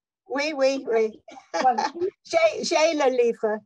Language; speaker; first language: French; non-native, learner; English